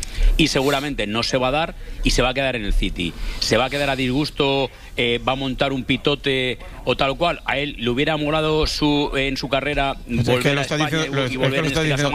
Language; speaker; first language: Spanish; native; Spanish